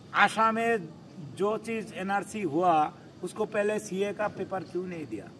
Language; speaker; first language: Hindi; non-native, local second language; Bangla